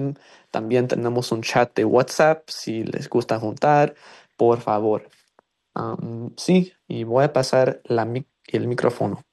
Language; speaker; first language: Spanish; non-native, learner; English